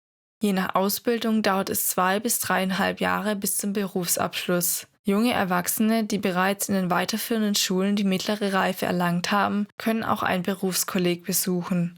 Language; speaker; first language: German; native; German